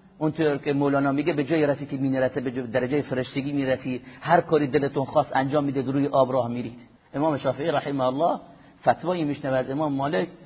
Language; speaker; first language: Persian; native; Persian